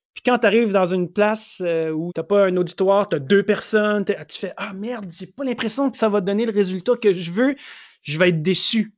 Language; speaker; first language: French; native; French